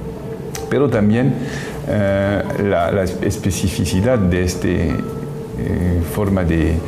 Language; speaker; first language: Spanish; non-native, fluent; French